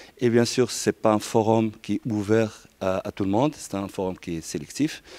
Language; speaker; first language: French; non-native, local second language; Arabic